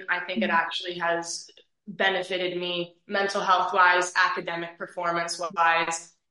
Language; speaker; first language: English; native; English